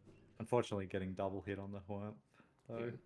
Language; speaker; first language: English; native; English